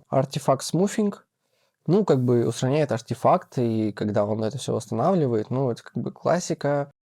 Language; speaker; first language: Russian; native; Russian